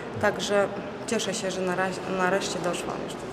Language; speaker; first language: Polish; non-native, fluent; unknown